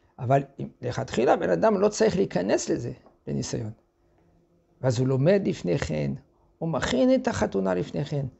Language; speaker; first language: Hebrew; non-native, fluent; French